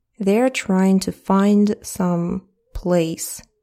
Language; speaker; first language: English; non-native, fluent; Russian